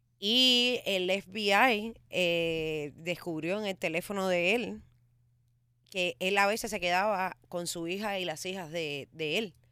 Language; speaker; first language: Spanish; native; Spanish